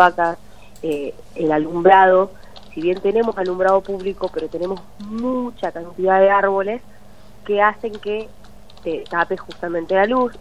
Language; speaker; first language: Spanish; native; Spanish